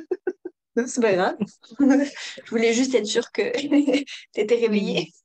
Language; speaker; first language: French; native; French